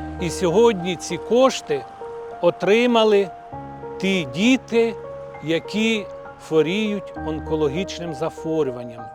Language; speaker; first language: Ukrainian; native; Ukrainian